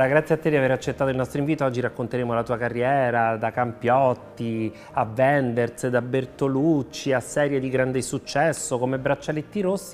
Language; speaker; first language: Italian; native; Italian